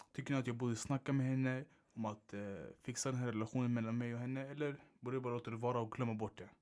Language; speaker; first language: Swedish; early bilingual, other home language; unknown